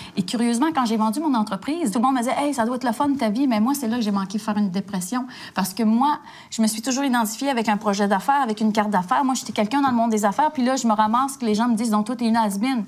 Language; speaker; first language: French; native; French